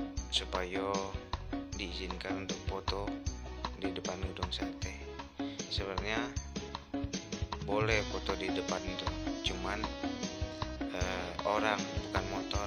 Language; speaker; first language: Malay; non-native, local second language; Minangkabau